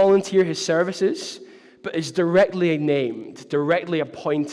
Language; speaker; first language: English; native; English